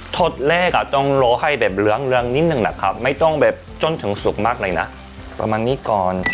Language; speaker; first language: Thai; non-native, fluent; Korean